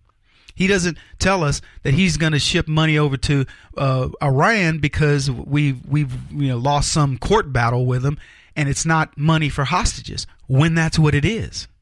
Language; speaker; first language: English; native; English